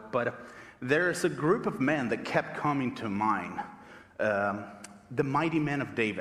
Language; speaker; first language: English; non-native, fluent; Spanish